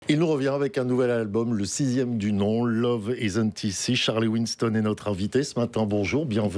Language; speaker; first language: French; native; French